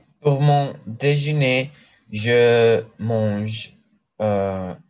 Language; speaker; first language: French; non-native, learner; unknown